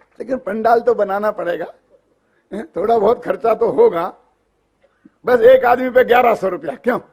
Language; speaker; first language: Hindi; native; Hindi